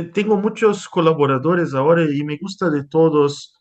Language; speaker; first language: Spanish; non-native, fluent; Portuguese